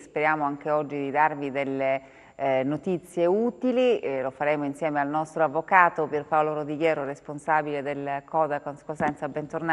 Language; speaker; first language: Italian; native; Italian